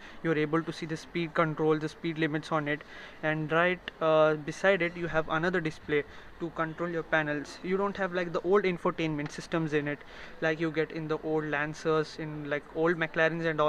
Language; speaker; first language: English; non-native, fluent; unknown